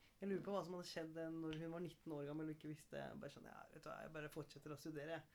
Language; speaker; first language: Norwegian; early bilingual, other home language; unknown